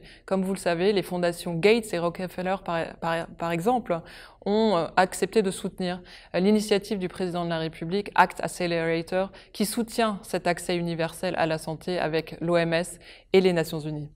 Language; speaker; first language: French; native; French